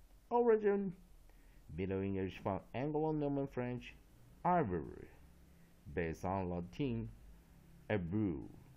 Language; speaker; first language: English; non-native, fluent; Chinese